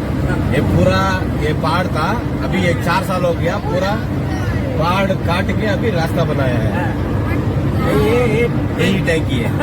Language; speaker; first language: Hindi; non-native, local second language; Kannada